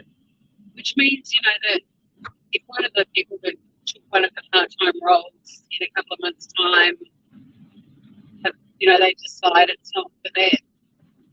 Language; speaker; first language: English; native; English